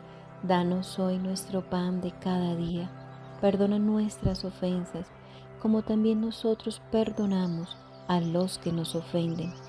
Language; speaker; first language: Spanish; native; Spanish